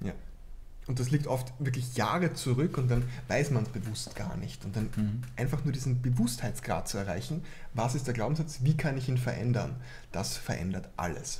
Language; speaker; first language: German; native; German